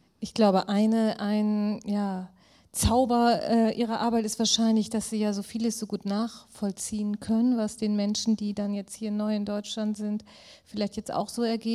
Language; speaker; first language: German; native; German